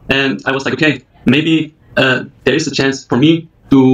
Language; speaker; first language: English; early bilingual, other home language; German